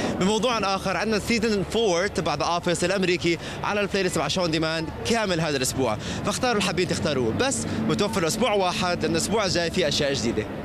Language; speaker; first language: Arabic; non-native, local second language; Korean